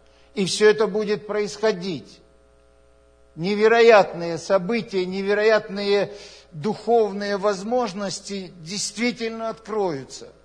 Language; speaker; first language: Russian; native; Russian